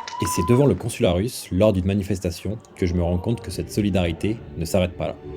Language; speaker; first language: French; native; French